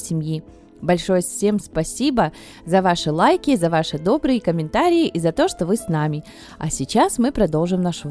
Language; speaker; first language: Russian; native; Russian